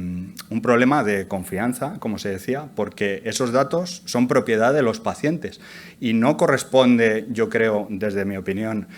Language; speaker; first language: Spanish; native; Spanish